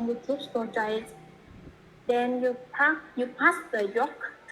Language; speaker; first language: English; non-native, learner; Vietnamese